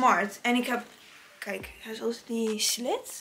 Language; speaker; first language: Dutch; non-native, learner; Italian